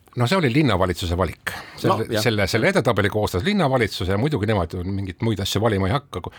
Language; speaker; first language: Estonian; non-native, local second language; Russian